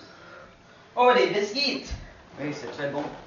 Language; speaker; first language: French; non-native, learner; English